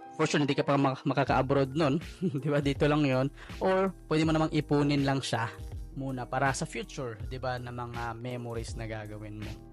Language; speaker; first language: Filipino; non-native, local second language; Cebuano